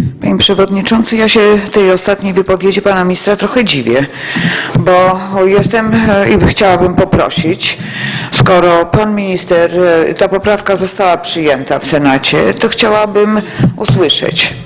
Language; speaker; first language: Polish; native; Polish